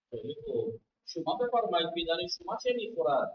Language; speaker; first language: Persian; non-native, fluent; Urdu